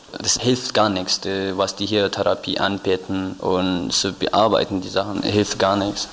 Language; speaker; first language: German; non-native, learner; Tigrinya